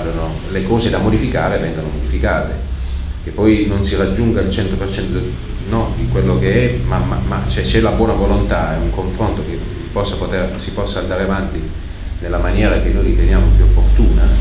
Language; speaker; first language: Italian; native; Italian